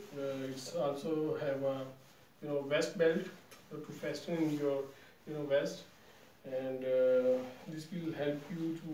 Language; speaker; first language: English; non-native, local second language; Urdu